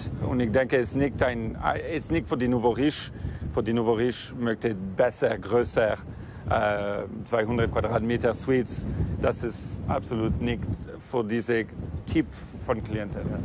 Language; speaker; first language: German; non-native, learner; Italian